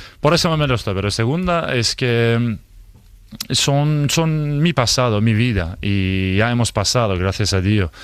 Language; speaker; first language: Spanish; non-native, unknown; Albanian